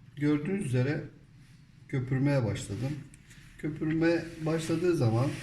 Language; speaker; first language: Turkish; native; Turkish